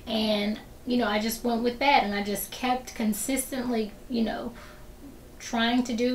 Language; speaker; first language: English; native; English